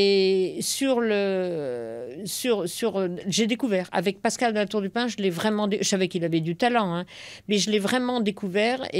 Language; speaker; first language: French; native; French